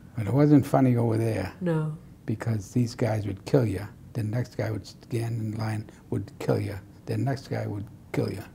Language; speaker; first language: English; native; English